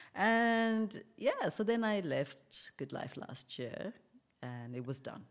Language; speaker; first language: English; non-native, local second language; Shona